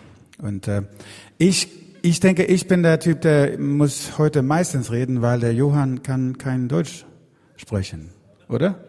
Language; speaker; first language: German; non-native, fluent; Swedish